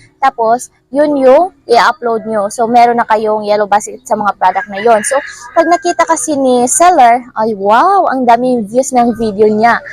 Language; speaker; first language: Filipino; native; Filipino